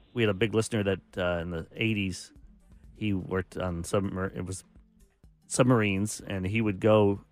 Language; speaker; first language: English; native; English